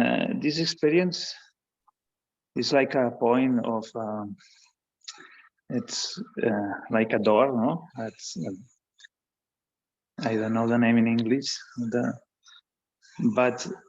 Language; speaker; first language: English; non-native, learner; Spanish